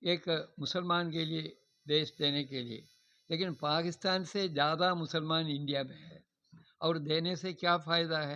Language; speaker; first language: Hindi; non-native, local second language; Malayalam